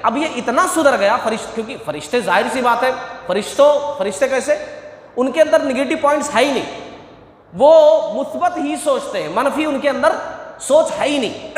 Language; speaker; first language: Urdu; native; Urdu